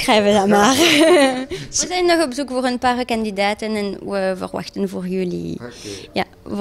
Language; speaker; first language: Dutch; non-native, local second language; French